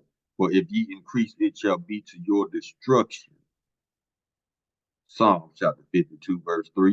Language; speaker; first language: English; native; English